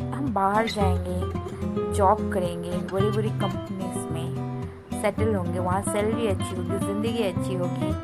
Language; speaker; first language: Hindi; non-native, local second language; Bangla